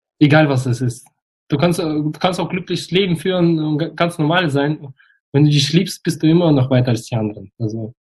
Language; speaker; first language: German; non-native, fluent; Russian